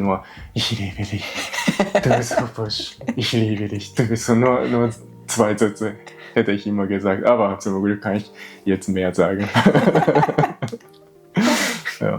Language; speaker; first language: German; non-native, learner; Japanese